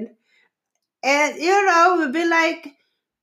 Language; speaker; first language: English; non-native, local second language; Filipino